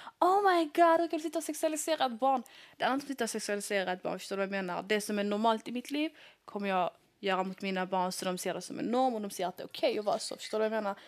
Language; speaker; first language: Swedish; early bilingual, other home language; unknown